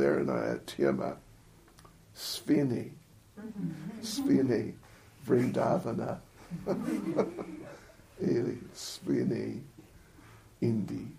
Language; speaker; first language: Russian; non-native, fluent; English